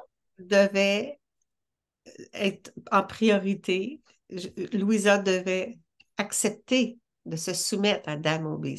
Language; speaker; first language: French; native; French